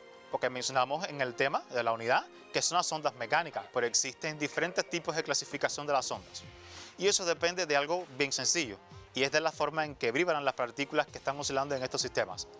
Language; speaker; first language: Spanish; native; Spanish